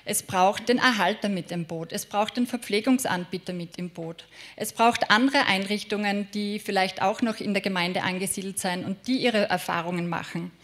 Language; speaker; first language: German; native; German